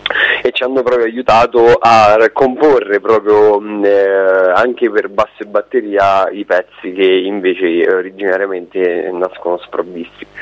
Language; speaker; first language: Italian; native; Italian